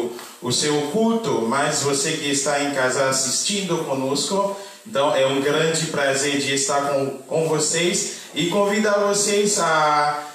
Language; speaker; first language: Portuguese; non-native, fluent; Haitian Creole